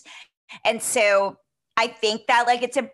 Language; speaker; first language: English; non-native, local second language; Filipino